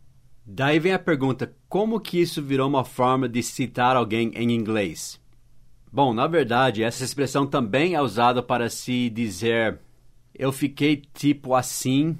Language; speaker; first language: Portuguese; non-native, fluent; English